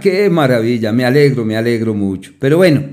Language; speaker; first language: Spanish; native; Spanish